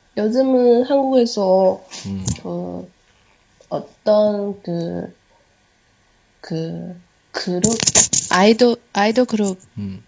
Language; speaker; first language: Korean; non-native, learner; Chinese